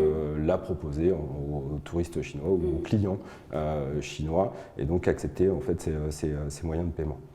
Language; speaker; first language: French; native; French